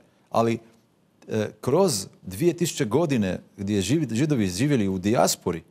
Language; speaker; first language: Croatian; non-native, fluent; Hebrew